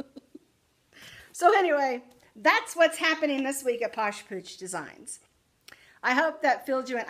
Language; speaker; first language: English; native; English